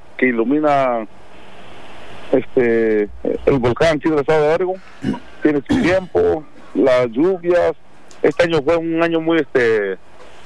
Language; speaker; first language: Spanish; non-native, local second language; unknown